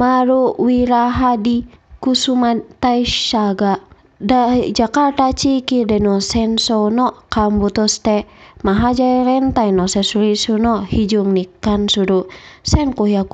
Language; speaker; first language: Japanese; non-native, fluent; Indonesian